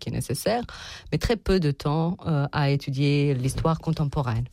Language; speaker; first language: French; non-native, fluent; Serbian